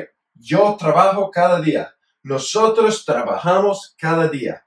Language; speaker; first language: Spanish; non-native, fluent; English